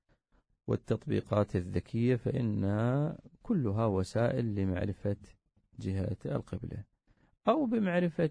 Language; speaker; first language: Arabic; native; Arabic